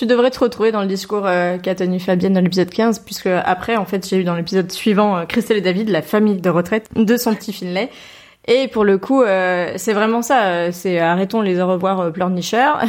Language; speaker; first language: French; native; French